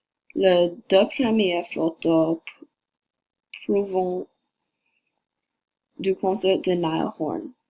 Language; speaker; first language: French; non-native, learner; English